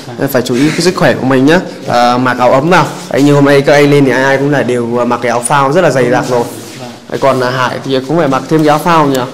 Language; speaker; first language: Vietnamese; native; Vietnamese